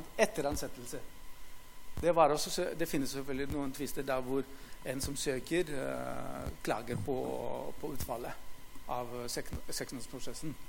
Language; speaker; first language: Norwegian; non-native, fluent; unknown